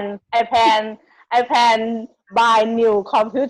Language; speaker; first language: English; non-native, learner; Thai